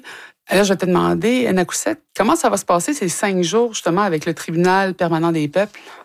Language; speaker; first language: French; native; French